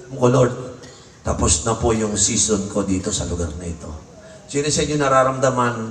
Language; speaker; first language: Filipino; native; Filipino